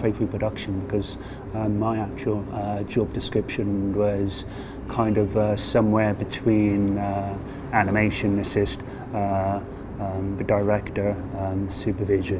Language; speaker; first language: English; native; English